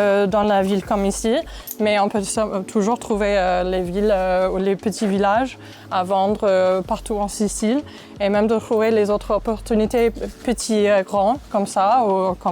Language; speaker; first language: French; non-native, fluent; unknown